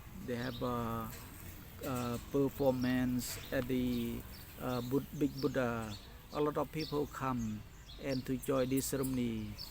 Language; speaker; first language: English; non-native, learner; Thai